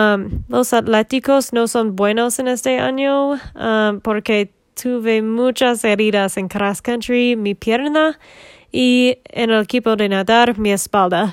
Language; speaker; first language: Spanish; non-native, learner; English